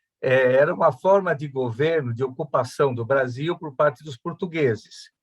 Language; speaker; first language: Portuguese; early bilingual, other home language; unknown